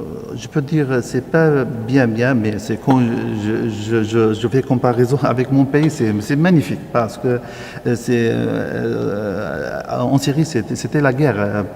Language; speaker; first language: French; non-native, learner; Arabic